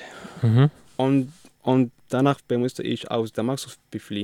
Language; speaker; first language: German; non-native, learner; Arabic